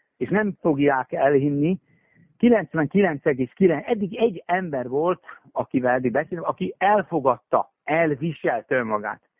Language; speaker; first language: Hungarian; native; Hungarian